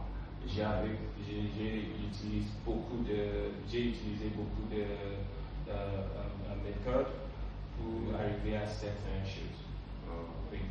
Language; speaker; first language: French; non-native, learner; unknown